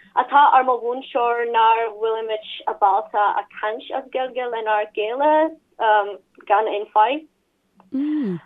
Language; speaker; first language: Irish; non-native, learner; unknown